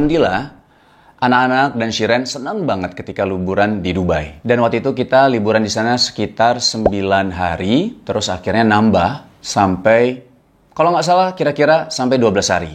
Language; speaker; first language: Indonesian; native; Indonesian